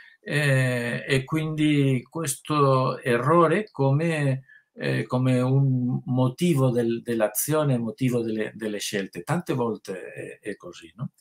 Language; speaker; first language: Italian; non-native, fluent; Spanish